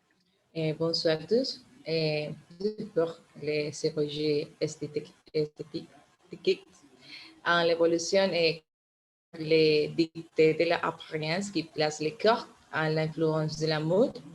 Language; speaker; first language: French; non-native, learner; Spanish